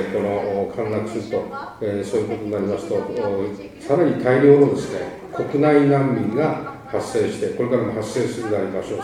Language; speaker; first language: Japanese; native; Japanese